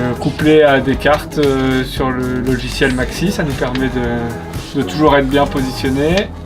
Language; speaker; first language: French; native; French